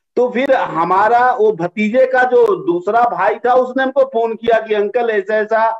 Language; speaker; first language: Hindi; native; Hindi